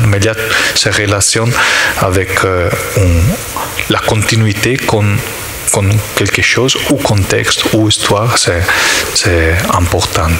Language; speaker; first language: French; non-native, learner; Italian